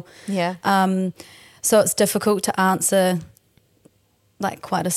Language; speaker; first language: English; native; English